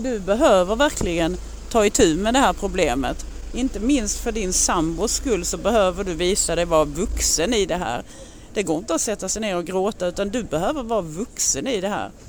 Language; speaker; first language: Swedish; native; Swedish